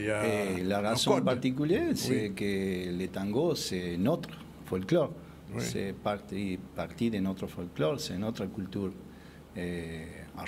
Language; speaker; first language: French; non-native, fluent; Spanish